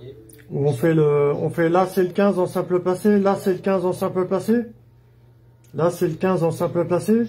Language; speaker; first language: French; native; French